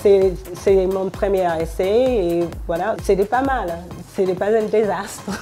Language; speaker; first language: French; non-native, fluent; English